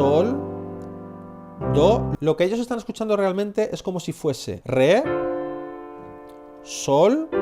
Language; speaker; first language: Spanish; native; Spanish